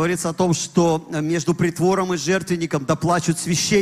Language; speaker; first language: Russian; native; Russian